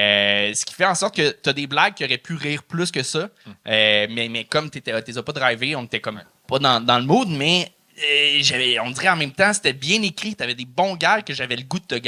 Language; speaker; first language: French; native; French